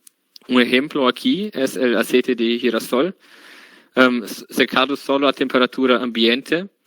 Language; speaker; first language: Spanish; non-native, learner; German